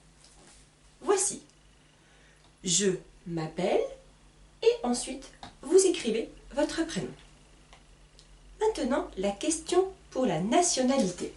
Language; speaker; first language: French; native; French